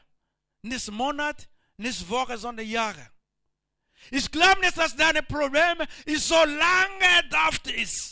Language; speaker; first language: German; non-native, learner; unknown